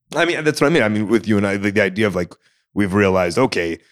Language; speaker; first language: English; native; English